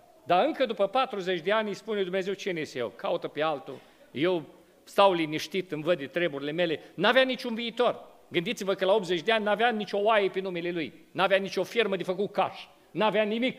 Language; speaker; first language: Romanian; native; Romanian